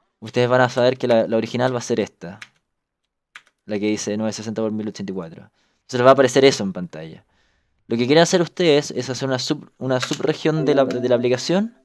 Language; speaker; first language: Spanish; native; Spanish